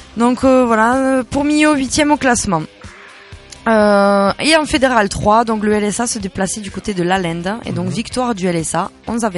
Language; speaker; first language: French; native; French